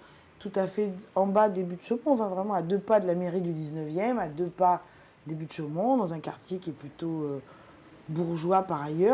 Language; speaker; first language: French; native; French